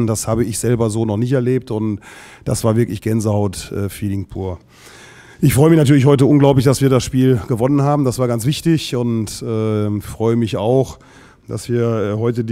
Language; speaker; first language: German; native; German